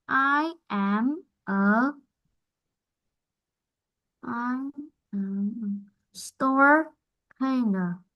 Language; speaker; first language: English; non-native, learner; Vietnamese